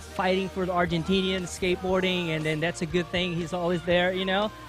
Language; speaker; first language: English; non-native, fluent; Portuguese